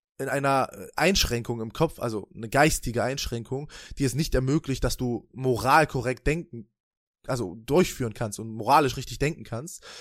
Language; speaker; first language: German; native; German